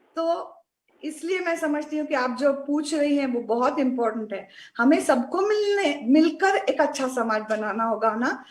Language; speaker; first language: Hindi; non-native, local second language; Marathi